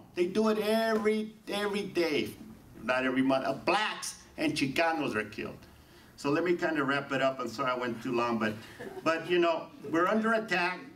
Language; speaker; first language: English; native; English